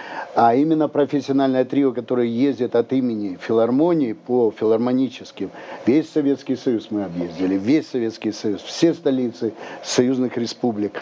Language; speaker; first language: Russian; native; Russian